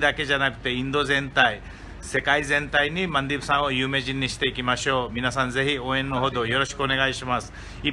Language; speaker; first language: Japanese; non-native, fluent; Hindi